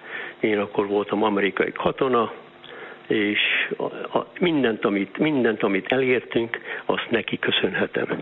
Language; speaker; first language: Hungarian; early bilingual, heritage; Hungarian